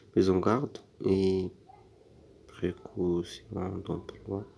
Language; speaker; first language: French; non-native, local second language; Arabic